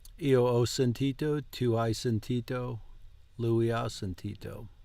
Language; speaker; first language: Italian; non-native, learner; English